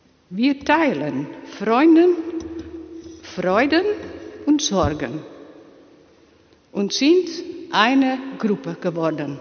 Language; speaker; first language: German; non-native, learner; Dutch